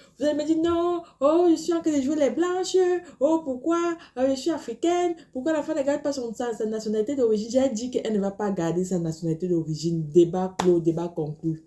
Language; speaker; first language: French; native; French